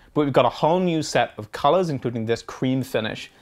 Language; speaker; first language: English; native; English